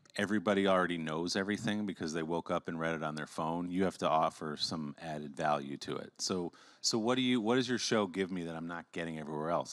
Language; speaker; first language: English; native; English